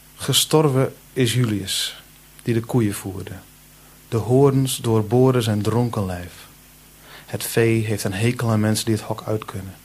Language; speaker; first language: Dutch; non-native, local second language; Western Frisian